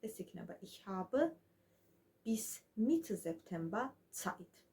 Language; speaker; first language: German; non-native, fluent; Georgian